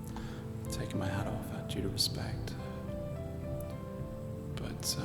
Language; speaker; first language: English; native; English